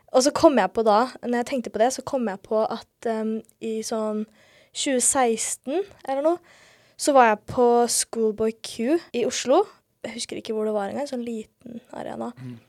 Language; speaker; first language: Norwegian; early bilingual, other home language; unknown